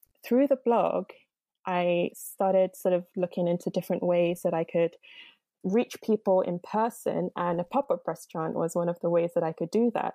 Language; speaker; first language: English; non-native, local second language; Yoruba